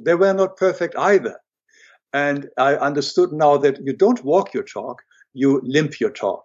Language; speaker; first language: English; non-native, fluent; German